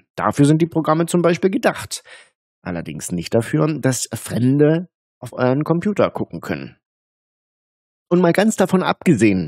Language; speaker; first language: German; native; German